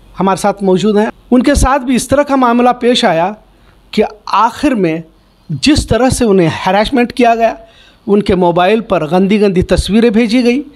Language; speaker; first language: Hindi; non-native, local second language; Urdu